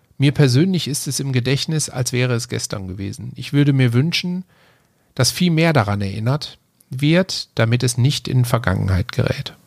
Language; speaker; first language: German; native; German